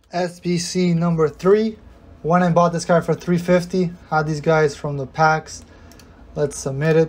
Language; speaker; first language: English; native; English